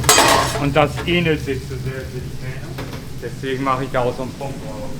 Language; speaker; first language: German; native; German